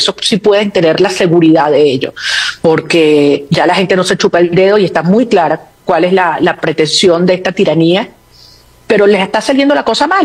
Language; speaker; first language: Spanish; native; Spanish